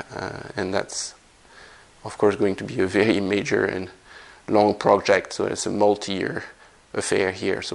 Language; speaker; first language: English; non-native, fluent; French